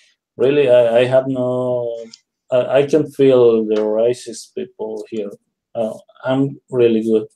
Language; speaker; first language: English; non-native, learner; Spanish